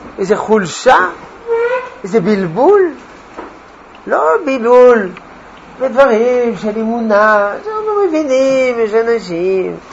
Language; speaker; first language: Hebrew; non-native, fluent; French